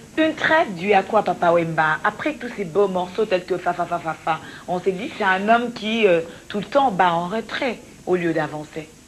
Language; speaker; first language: French; non-native, local second language; Lingala